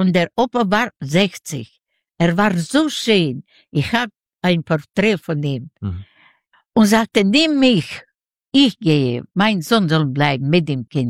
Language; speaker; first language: German; non-native, learner; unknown